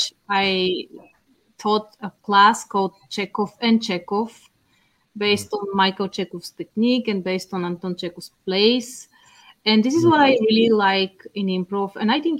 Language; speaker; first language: English; non-native, fluent; Bulgarian